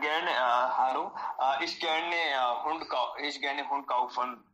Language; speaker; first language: German; non-native, learner; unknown